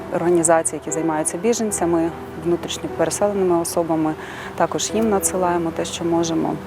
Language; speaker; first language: Ukrainian; native; Ukrainian